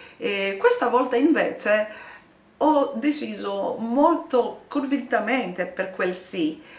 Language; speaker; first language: Italian; non-native, fluent; Greek